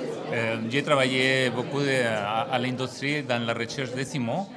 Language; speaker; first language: French; non-native, learner; Spanish